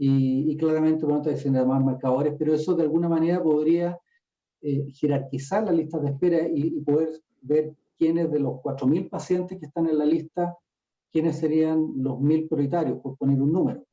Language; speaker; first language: Spanish; native; Spanish